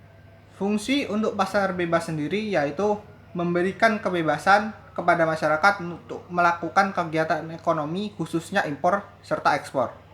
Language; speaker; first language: Indonesian; native; Indonesian